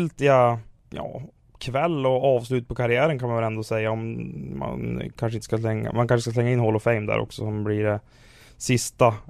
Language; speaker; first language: Swedish; native; Swedish